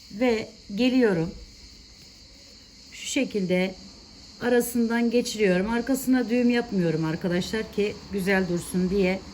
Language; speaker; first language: Turkish; native; Turkish